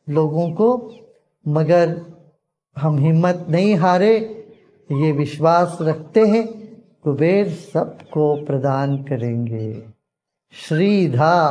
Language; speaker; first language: Hindi; non-native, local second language; Tamil